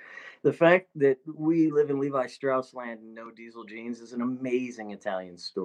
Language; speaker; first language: English; native; English